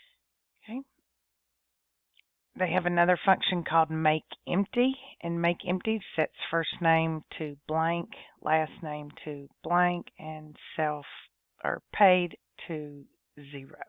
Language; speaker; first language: English; native; English